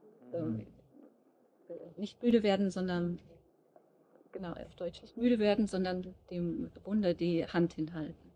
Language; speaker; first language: German; native; German